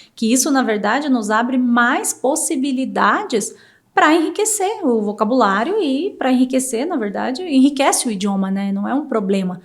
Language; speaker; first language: Portuguese; native; Portuguese